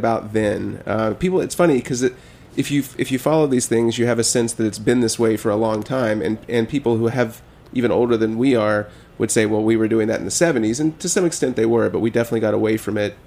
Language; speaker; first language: English; native; English